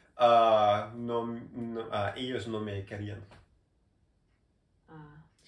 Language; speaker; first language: Spanish; non-native, learner; German